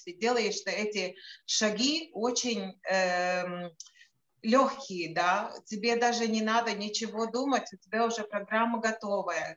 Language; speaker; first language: Russian; non-native, local second language; Latvian